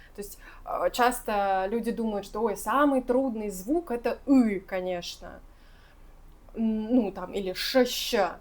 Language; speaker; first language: Russian; native; Russian